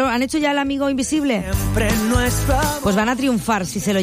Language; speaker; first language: Spanish; native; Spanish